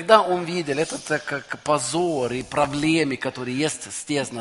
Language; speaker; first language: Russian; non-native, learner; Norwegian